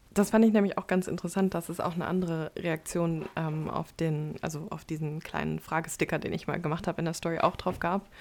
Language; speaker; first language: German; native; German